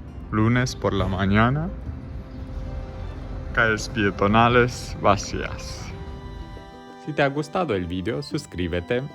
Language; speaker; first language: Spanish; non-native, fluent; Romanian